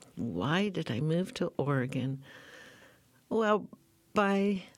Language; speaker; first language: English; native; English